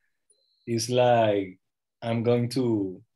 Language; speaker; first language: English; non-native, learner; Spanish